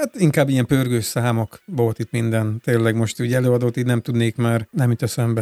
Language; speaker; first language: Hungarian; native; Hungarian